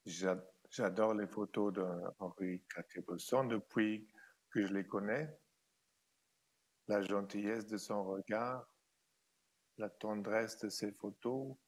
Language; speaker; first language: French; non-native, fluent; German